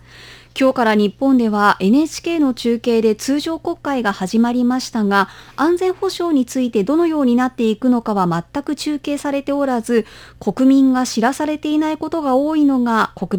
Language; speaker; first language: Japanese; native; Japanese